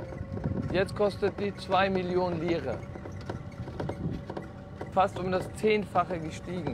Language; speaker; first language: German; non-native, fluent; Turkish